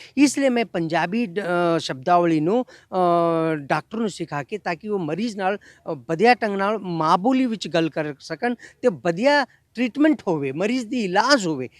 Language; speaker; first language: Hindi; non-native, local second language; Kannada